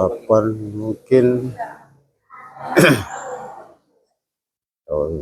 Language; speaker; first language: Indonesian; non-native, local second language; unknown